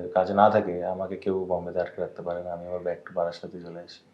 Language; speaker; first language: Bangla; native; Bangla